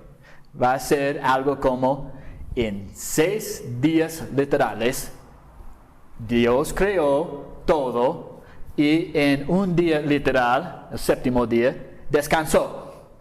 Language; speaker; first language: Spanish; non-native, fluent; English